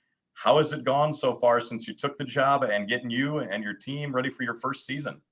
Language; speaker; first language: English; native; English